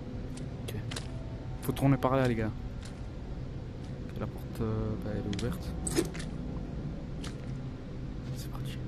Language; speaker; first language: French; native; French